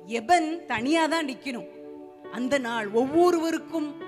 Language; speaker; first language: Tamil; native; Tamil